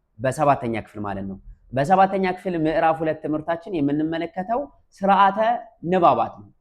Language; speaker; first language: Amharic; native; Amharic